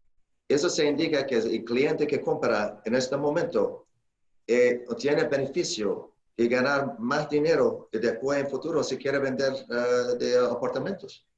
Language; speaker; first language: Spanish; non-native, learner; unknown